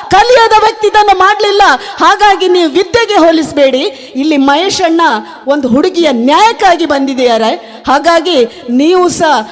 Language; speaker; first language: Kannada; native; Kannada